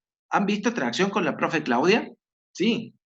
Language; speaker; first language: Spanish; native; Spanish